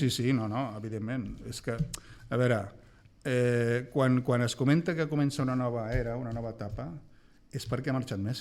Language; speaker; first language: Catalan; native; Catalan